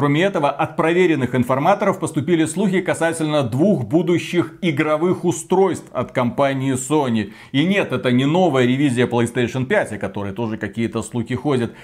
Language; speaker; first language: Russian; native; Russian